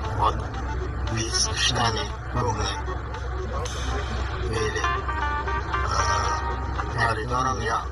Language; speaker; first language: Russian; non-native, learner; Uzbek